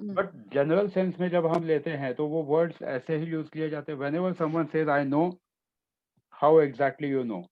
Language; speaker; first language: Hindi; non-native, local second language; Marathi